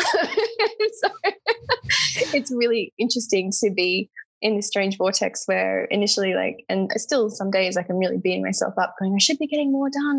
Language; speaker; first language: English; native; English